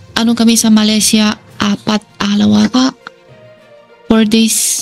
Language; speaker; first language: Filipino; non-native, learner; Chinese